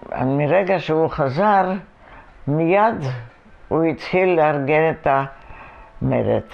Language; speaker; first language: Hebrew; non-native, fluent; Polish